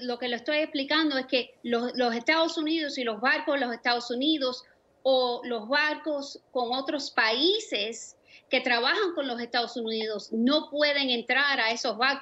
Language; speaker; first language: Spanish; early bilingual, other home language; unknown